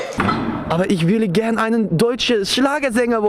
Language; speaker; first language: German; non-native, learner; Dutch